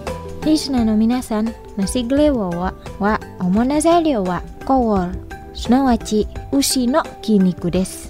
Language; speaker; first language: Japanese; non-native, fluent; Indonesian